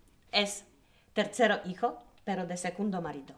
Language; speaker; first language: Spanish; non-native, learner; Polish